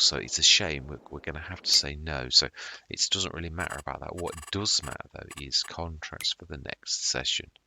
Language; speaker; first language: English; native; English